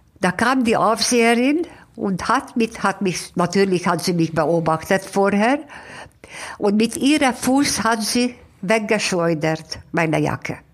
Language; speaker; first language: German; non-native, fluent; Hungarian